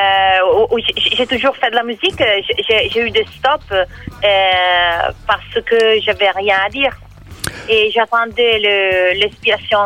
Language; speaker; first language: French; non-native, learner; Italian